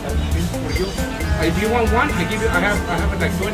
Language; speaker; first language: English; non-native, learner; Spanish